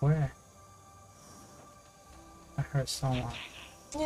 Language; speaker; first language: English; non-native, learner; Japanese